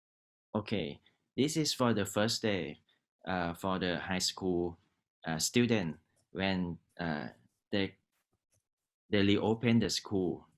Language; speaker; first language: English; non-native, learner; Thai